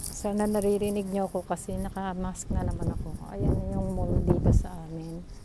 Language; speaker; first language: Filipino; native; Filipino